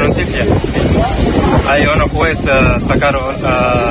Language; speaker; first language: Spanish; non-native, learner; Arabic